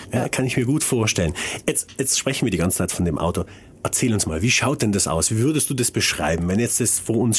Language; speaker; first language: German; native; German